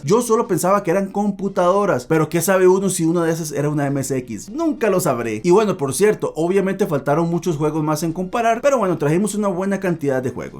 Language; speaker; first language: Spanish; native; Spanish